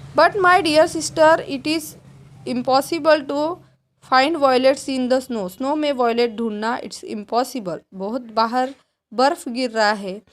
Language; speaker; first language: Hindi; non-native, local second language; Marathi